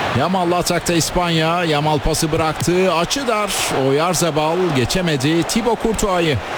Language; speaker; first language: Turkish; native; Turkish